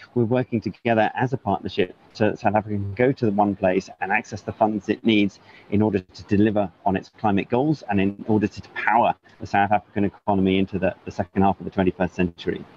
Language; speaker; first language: English; native; English